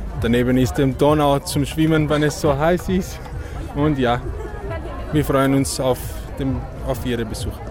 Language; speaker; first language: German; non-native, learner; Portuguese